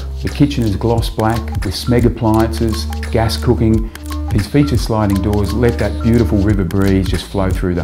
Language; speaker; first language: English; native; English